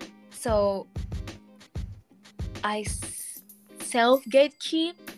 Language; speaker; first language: English; non-native, fluent; Japanese